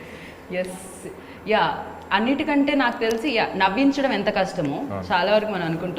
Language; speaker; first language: Telugu; native; Telugu